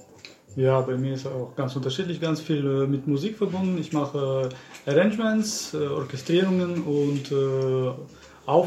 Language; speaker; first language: German; non-native, fluent; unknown